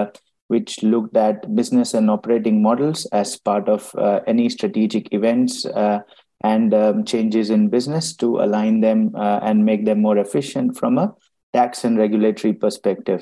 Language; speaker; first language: English; non-native, local second language; Gujarati